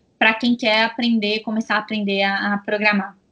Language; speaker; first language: Portuguese; native; Portuguese